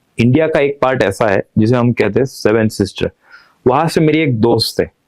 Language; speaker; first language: Hindi; non-native, local second language; Marathi